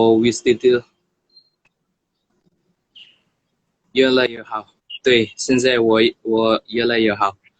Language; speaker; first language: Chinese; non-native, learner; Indonesian